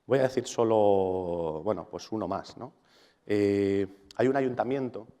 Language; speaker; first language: Spanish; non-native, local second language; Catalan